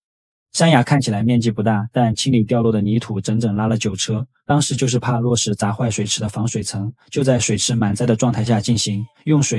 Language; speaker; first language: Chinese; native; Chinese